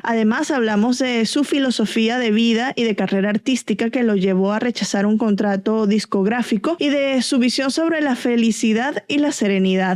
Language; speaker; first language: Spanish; native; Spanish